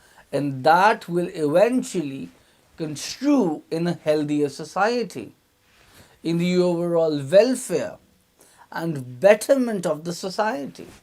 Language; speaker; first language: English; non-native, local second language; Urdu